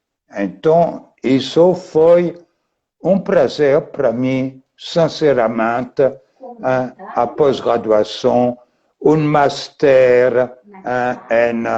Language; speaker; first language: Portuguese; non-native, fluent; French